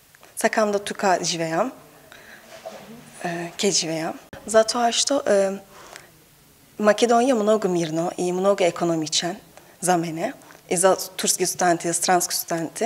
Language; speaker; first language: Macedonian; non-native, learner; Turkish